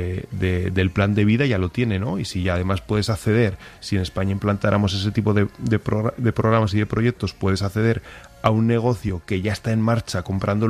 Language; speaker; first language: Spanish; native; Spanish